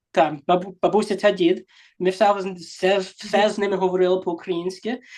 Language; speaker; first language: Ukrainian; early bilingual, heritage; Ukrainian